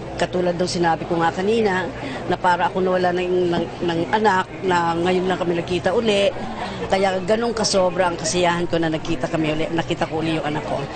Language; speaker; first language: Filipino; non-native, local second language; Bikol